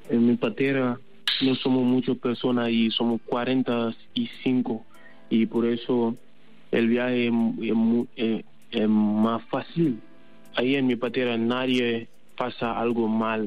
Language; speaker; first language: Spanish; non-native, learner; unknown